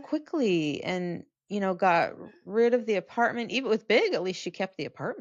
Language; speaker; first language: English; native; English